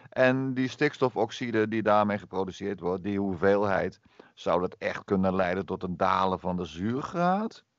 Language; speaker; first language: Dutch; native; Dutch